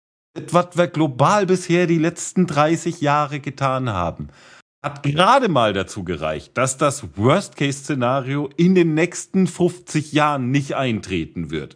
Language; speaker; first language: German; native; German